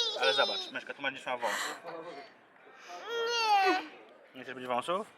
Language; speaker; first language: Polish; native; Polish